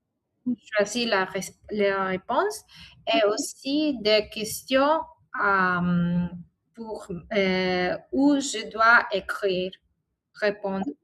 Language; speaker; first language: French; non-native, learner; Italian